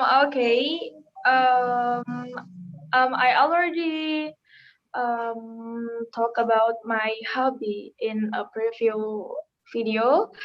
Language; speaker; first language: English; non-native, learner; Indonesian